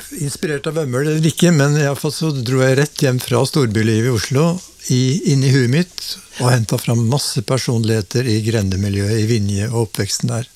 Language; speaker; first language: Norwegian; native; Norwegian